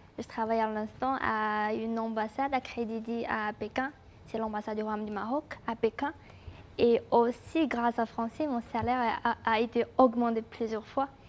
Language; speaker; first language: French; non-native, fluent; Chinese